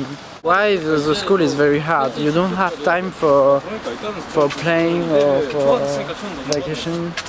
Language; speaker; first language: English; non-native, learner; French